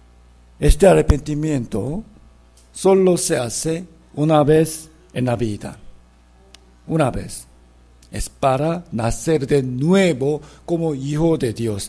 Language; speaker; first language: Spanish; non-native, fluent; Korean